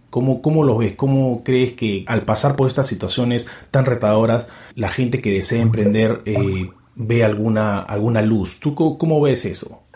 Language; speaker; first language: Spanish; native; Spanish